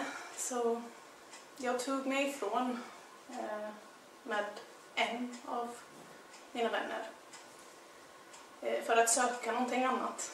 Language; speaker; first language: Swedish; non-native, fluent; English